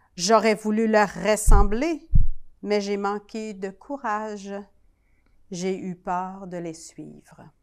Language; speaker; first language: French; native; French